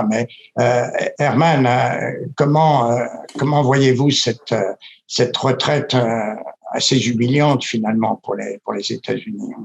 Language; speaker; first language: French; native; French